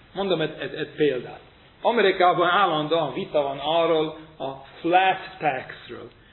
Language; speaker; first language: Hungarian; non-native, fluent; English